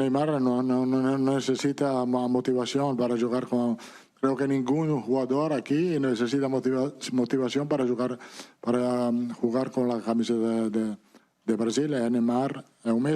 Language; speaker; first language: Spanish; non-native, fluent; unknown